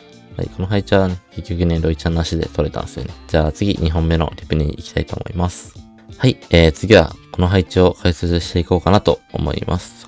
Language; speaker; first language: Japanese; native; Japanese